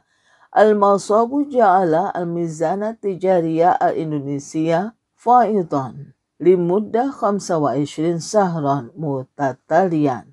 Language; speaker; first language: Arabic; non-native, fluent; Indonesian